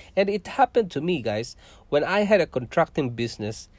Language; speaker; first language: English; non-native, local second language; Cebuano